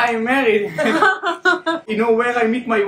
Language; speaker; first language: English; non-native, learner; Hebrew